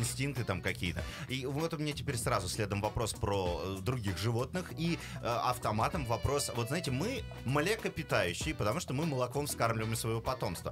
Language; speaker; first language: Russian; native; Russian